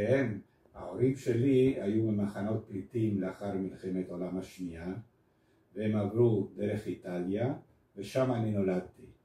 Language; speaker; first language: Hebrew; non-native, fluent; Spanish